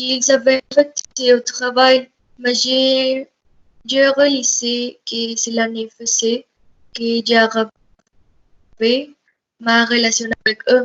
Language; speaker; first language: French; non-native, learner; Spanish